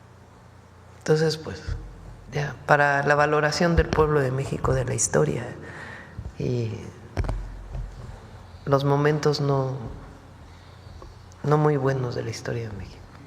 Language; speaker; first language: Spanish; native; Spanish